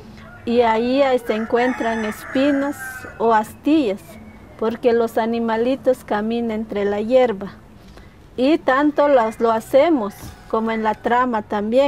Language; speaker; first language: Spanish; non-native, local second language; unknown